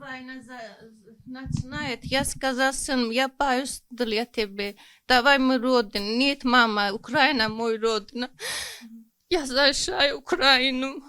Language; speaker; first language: Russian; non-native, local second language; Azerbaijani